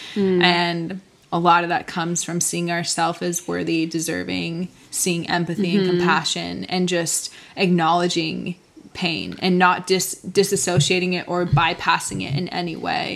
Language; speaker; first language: English; early bilingual, other home language; Spanish